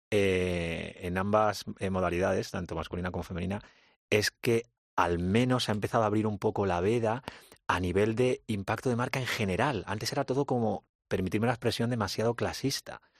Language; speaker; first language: Spanish; native; Spanish